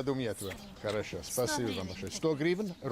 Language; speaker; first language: Russian; non-native, learner; English